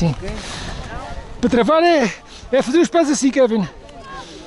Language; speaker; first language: Spanish; non-native, learner; Portuguese